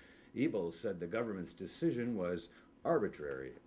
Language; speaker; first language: English; native; English